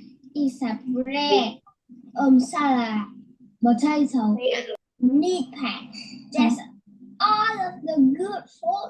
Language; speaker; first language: English; non-native, learner; Vietnamese